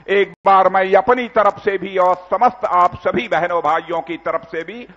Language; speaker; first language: Hindi; native; Hindi